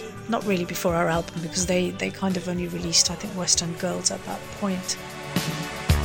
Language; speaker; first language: English; native; English